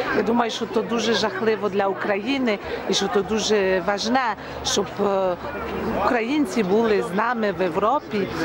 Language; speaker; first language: Ukrainian; early bilingual, heritage; Ukrainian